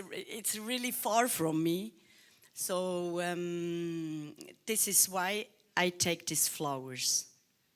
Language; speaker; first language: English; non-native, learner; Swiss German